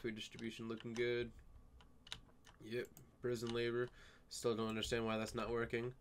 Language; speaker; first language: English; native; English